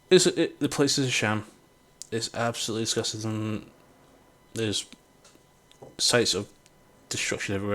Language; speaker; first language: English; native; English